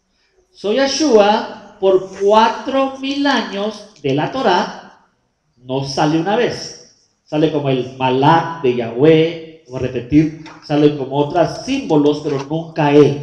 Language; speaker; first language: Spanish; native; Spanish